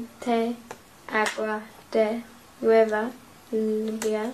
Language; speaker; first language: Spanish; non-native, learner; English